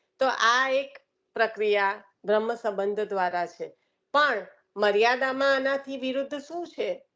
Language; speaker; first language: Gujarati; early bilingual, heritage; Gujarati